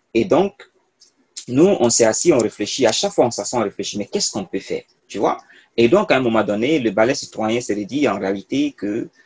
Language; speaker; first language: French; non-native, local second language; Mossi